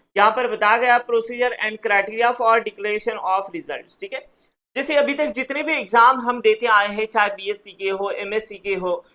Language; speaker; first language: Hindi; non-native, local second language; Marathi